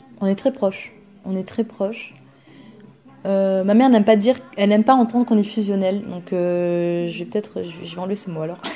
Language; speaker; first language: French; early bilingual, other home language; Bulgarian